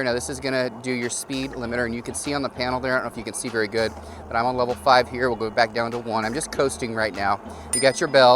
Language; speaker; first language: English; native; English